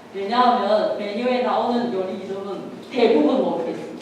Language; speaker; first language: Korean; non-native, fluent; Chinese